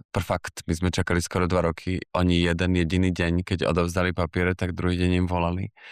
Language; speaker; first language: Slovak; native; Slovak